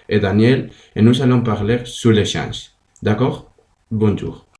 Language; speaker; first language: French; non-native, learner; Spanish